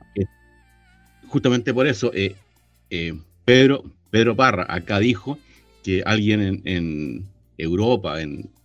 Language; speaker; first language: Spanish; native; Spanish